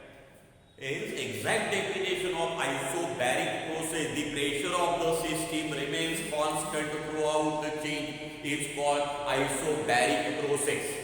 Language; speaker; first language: English; non-native, local second language; Marathi